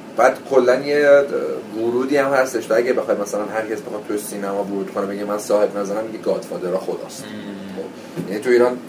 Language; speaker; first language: Persian; native; Persian